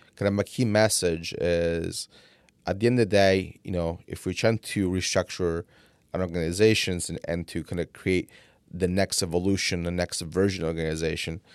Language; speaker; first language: English; non-native, fluent; Italian